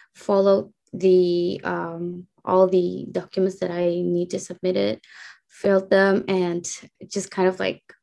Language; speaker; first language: English; non-native, fluent; Indonesian